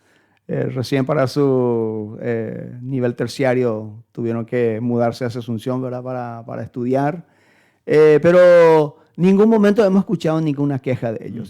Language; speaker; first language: Spanish; native; Spanish